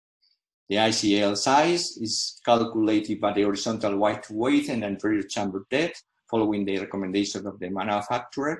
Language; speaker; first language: English; non-native, fluent; Spanish